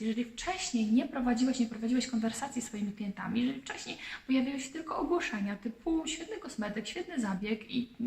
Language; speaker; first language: Polish; native; Polish